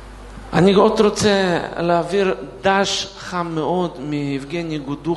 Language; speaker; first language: Hebrew; non-native, fluent; Russian